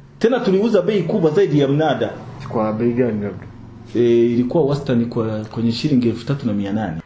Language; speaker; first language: Swahili; non-native, local second language; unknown